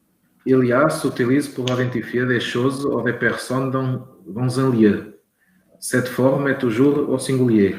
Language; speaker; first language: French; non-native, learner; Portuguese